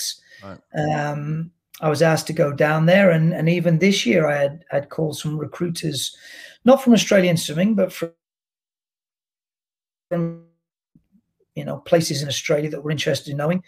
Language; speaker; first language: English; native; English